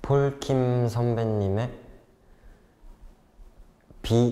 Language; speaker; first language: Korean; native; Korean